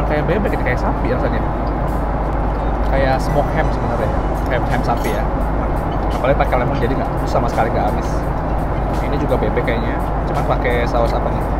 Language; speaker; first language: Indonesian; native; Indonesian